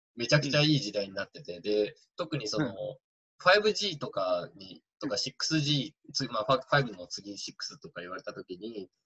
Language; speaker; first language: Japanese; native; Japanese